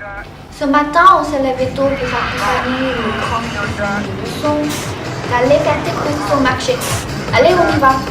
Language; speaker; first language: French; non-native, learner; Chinese